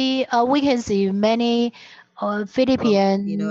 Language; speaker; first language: English; non-native, learner; Chinese